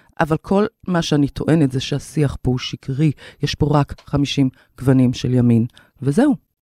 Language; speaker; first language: Hebrew; native; Hebrew